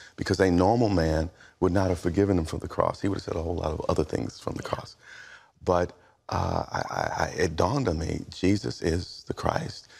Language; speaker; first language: English; native; English